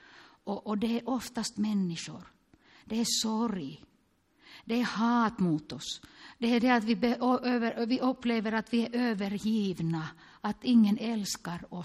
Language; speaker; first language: Swedish; non-native, local second language; Finnish